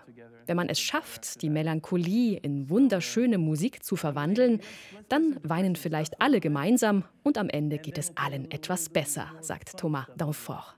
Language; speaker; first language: German; native; German